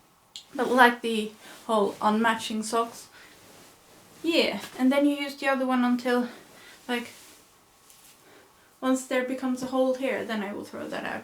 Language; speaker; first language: English; non-native, fluent; Swedish